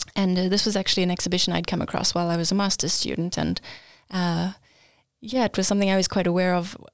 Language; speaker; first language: English; native; English